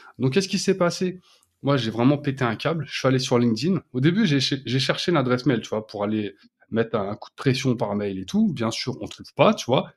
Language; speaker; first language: French; native; French